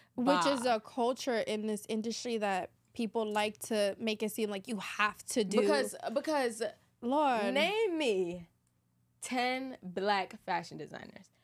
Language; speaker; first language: English; native; English